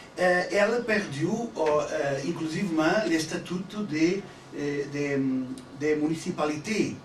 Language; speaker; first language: French; non-native, learner; Portuguese